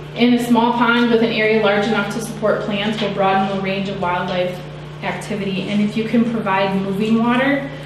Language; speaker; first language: English; native; English